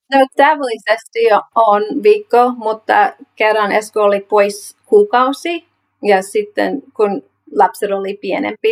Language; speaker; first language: Finnish; non-native, learner; English